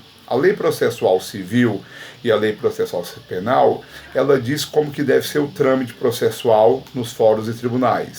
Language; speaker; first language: Portuguese; native; Portuguese